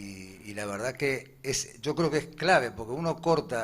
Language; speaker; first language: Spanish; native; Spanish